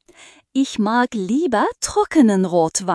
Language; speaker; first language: German; non-native, fluent; Turkish